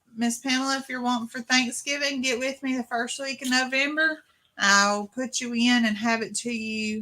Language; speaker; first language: English; native; English